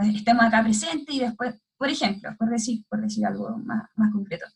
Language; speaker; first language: Spanish; native; Spanish